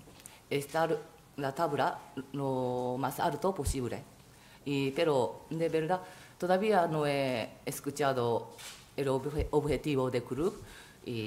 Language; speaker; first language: Spanish; non-native, fluent; Japanese